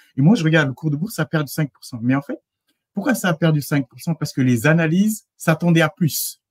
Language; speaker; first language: French; native; French